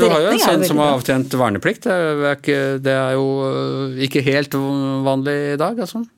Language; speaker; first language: Norwegian; native; Norwegian